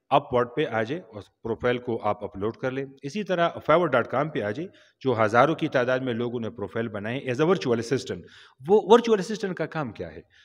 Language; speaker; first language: Urdu; non-native, local second language; Pashto